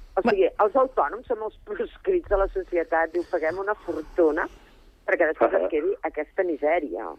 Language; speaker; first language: Catalan; native; Catalan